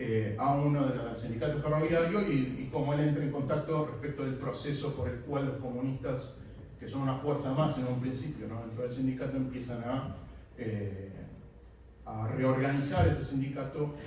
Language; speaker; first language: Spanish; native; Spanish